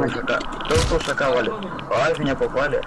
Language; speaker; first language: Russian; native; Russian